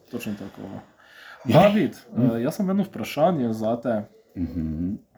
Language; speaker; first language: Slovenian; early bilingual, other home language; Serbian